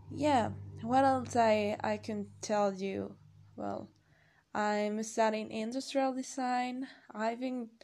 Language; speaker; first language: English; non-native, learner; Spanish